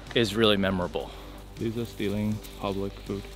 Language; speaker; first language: English; native; English